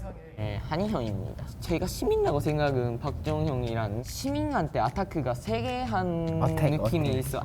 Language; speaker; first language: Korean; non-native, learner; Japanese